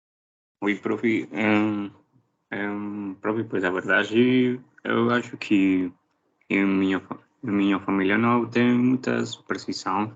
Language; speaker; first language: Portuguese; non-native, learner; Spanish